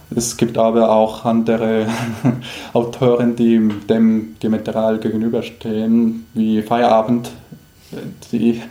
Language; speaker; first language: German; non-native, fluent; Spanish